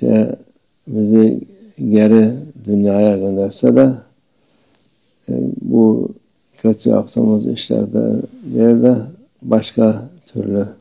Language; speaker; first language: Turkish; native; Turkish